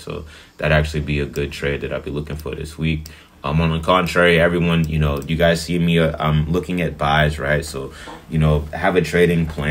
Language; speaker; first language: English; native; English